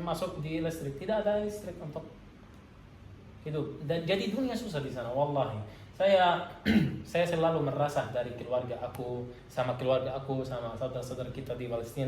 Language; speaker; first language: Indonesian; non-native, learner; Arabic